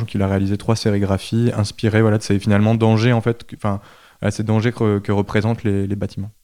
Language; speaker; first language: French; native; French